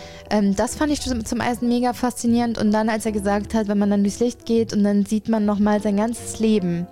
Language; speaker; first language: German; native; German